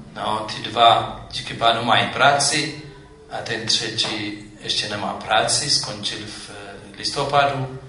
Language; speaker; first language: Czech; non-native, fluent; Amharic